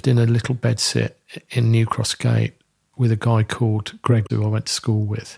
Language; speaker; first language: English; native; English